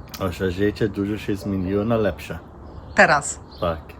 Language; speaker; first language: Polish; non-native, learner; Portuguese